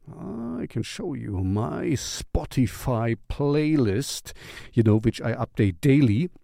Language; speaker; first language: English; non-native, fluent; German